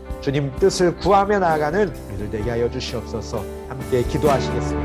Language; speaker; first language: Korean; native; Korean